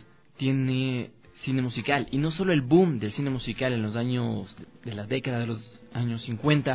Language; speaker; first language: Spanish; native; Spanish